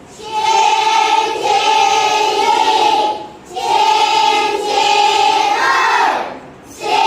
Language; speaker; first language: Chinese; non-native, learner; Lao